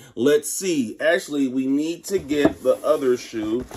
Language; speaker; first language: English; native; English